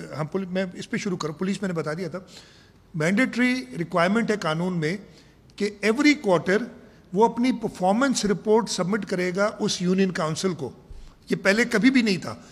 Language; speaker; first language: Urdu; non-native, local second language; Sindhi